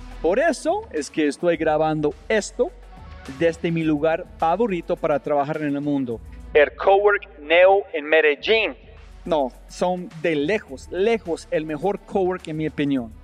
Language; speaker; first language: Spanish; non-native, fluent; English